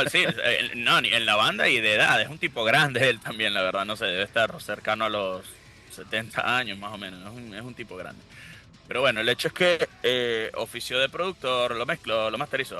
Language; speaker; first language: Spanish; native; Spanish